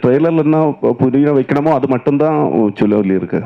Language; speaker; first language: Tamil; non-native, learner; Malayalam